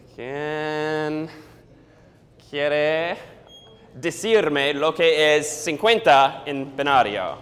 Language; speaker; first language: Spanish; non-native, learner; English